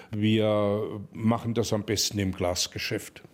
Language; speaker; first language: German; native; German